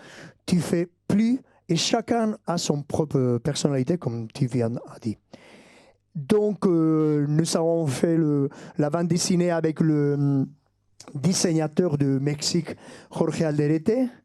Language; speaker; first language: French; non-native, fluent; Basque